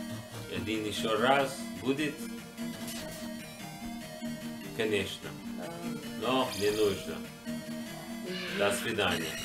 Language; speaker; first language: Russian; non-native, learner; English